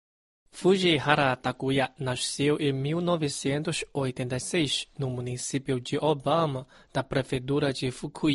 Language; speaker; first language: Portuguese; non-native, fluent; Chinese